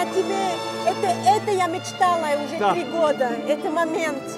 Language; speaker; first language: Russian; non-native, learner; French